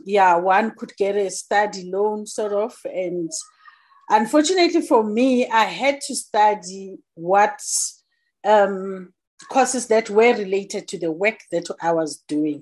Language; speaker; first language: English; non-native, local second language; Zulu